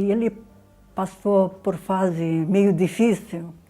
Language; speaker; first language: Portuguese; non-native, learner; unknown